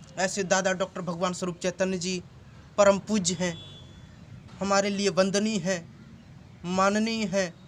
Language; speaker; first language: Hindi; native; Hindi